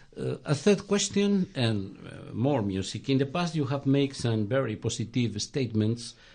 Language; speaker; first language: English; non-native, fluent; Galician